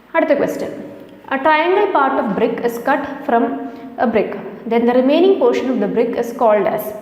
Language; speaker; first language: English; non-native, local second language; Malayalam